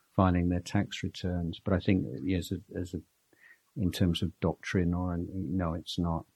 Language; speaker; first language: English; native; English